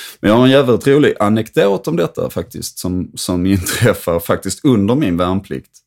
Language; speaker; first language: Swedish; native; Swedish